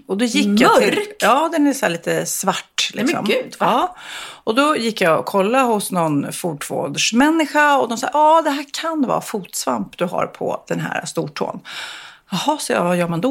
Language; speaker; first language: Swedish; native; Swedish